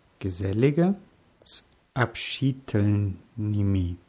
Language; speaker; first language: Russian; non-native, learner; German